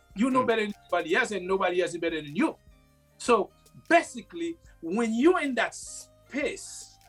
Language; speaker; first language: English; non-native, fluent; Haitian Creole